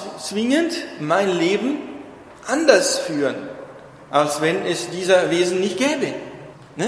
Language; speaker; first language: German; non-native, fluent; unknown